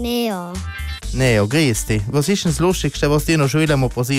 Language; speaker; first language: German; native; German